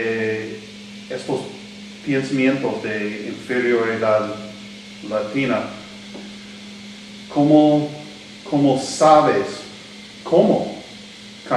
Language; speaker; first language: Spanish; non-native, learner; English